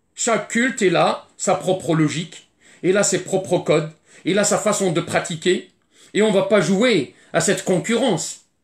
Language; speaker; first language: French; non-native, fluent; Arabic